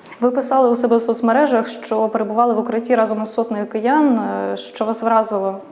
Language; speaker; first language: Ukrainian; native; Ukrainian